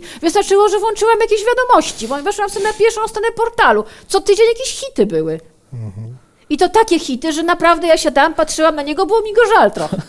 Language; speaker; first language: Polish; native; Polish